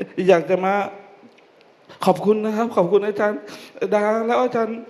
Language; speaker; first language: Thai; non-native, local second language; Hmong